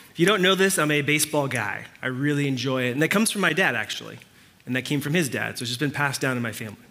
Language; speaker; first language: English; early bilingual, other home language; Spanish